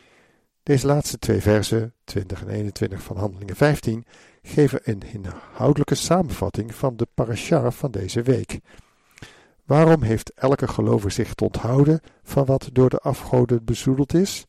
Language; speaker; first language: Dutch; native; Dutch